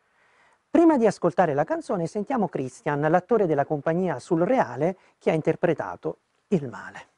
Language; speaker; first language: Italian; native; Italian